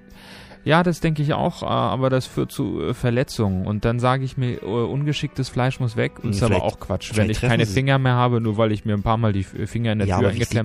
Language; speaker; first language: German; native; German